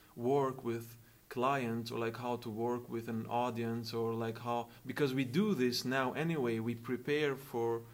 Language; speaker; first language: English; non-native, fluent; Albanian